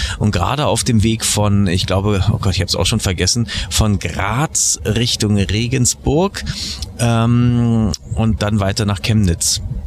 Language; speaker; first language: German; native; German